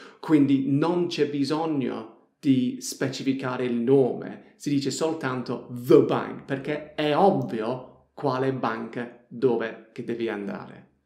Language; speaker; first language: Italian; non-native, fluent; English